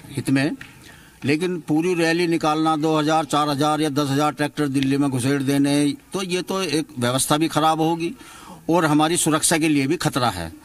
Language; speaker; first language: Hindi; native; Hindi